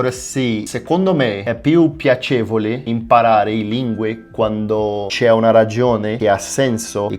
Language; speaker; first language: Italian; non-native, fluent; Portuguese